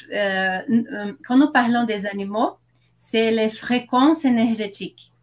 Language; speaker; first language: French; non-native, learner; Spanish